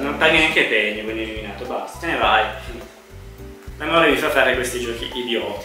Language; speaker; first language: Italian; native; Italian